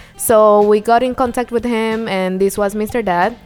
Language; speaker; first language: English; non-native, fluent; Spanish